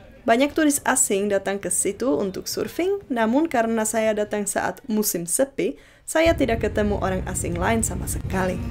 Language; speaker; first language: Indonesian; non-native, fluent; Czech